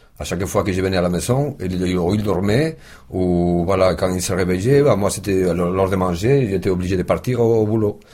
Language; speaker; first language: French; non-native, fluent; Spanish